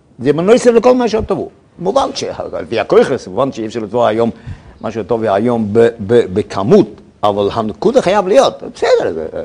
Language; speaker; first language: Hebrew; non-native, fluent; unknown